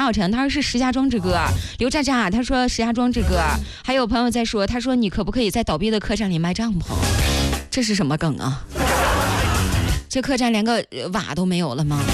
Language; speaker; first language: Chinese; native; Chinese